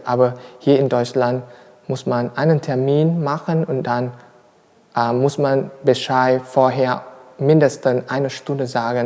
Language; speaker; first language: German; non-native, learner; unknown